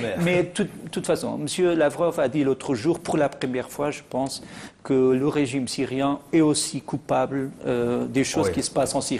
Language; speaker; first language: French; non-native, fluent; Portuguese